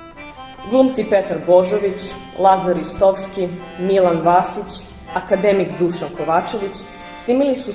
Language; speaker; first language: Serbian; native; Serbian